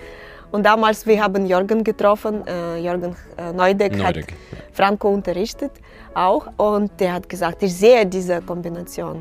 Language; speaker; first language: German; non-native, fluent; Russian